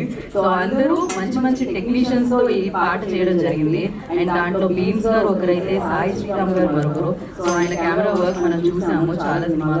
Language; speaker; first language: Telugu; native; Telugu